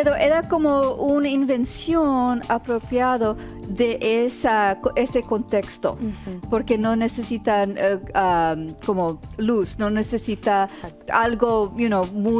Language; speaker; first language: Spanish; early bilingual, heritage; Spanish